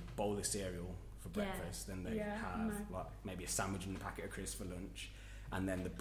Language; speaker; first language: English; native; English